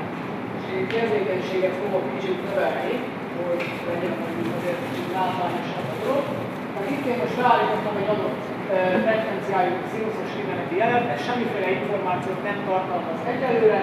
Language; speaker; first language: Hungarian; native; Hungarian